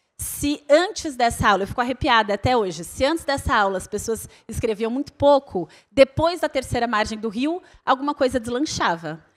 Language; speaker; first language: Portuguese; native; Portuguese